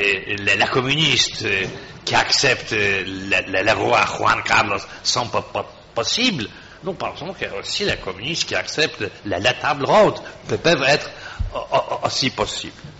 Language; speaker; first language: French; non-native, fluent; Polish